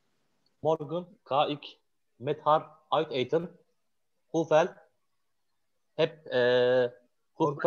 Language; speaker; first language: Dutch; non-native, learner; Turkish